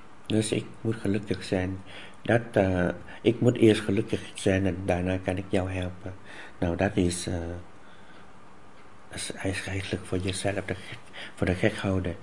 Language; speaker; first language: Dutch; non-native, fluent; Vietnamese